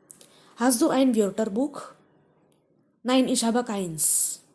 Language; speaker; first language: German; non-native, fluent; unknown